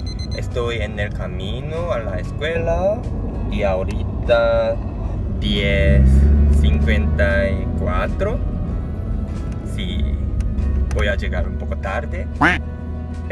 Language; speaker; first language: Spanish; non-native, learner; Japanese